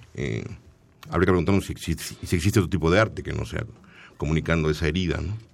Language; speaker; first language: Spanish; native; Spanish